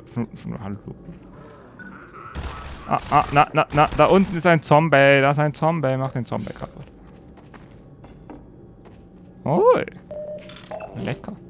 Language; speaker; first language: German; native; German